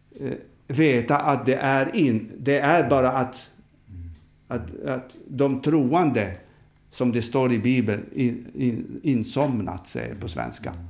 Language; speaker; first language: Swedish; non-native, fluent; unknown